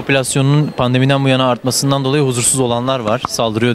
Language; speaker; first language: Turkish; native; Turkish